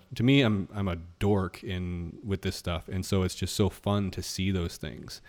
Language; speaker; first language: English; native; English